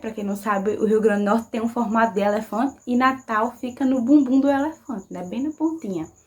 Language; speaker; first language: Portuguese; native; Portuguese